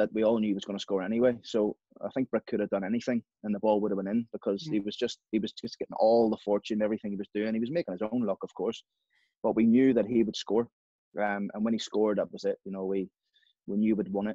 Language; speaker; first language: English; native; English